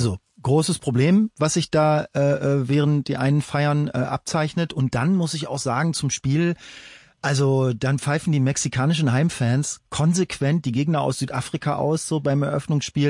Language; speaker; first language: German; native; German